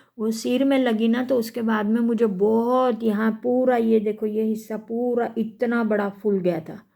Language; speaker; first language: Hindi; non-native, local second language; Gujarati